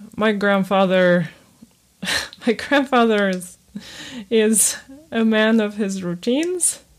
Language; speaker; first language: English; early bilingual, other home language; Ukrainian